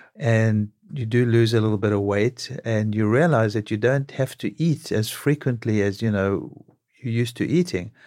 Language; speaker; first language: English; native; English